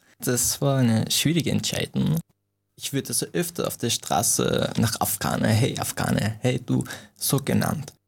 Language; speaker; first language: German; non-native, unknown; Persian